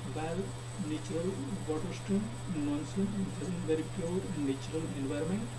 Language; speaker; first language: English; non-native, local second language; Gujarati